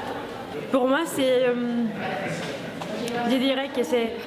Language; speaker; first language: French; non-native, fluent; Spanish